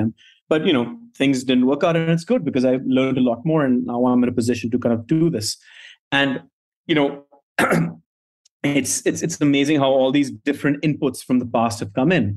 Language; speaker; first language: English; non-native, local second language; Hindi